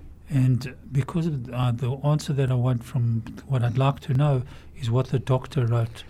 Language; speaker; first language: English; native; English